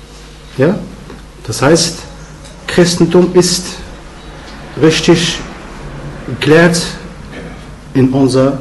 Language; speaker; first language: German; non-native, learner; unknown